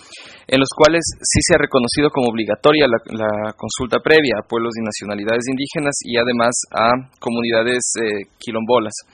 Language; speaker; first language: Spanish; native; Spanish